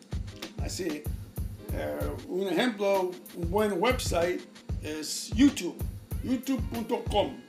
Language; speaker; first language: Spanish; non-native, fluent; English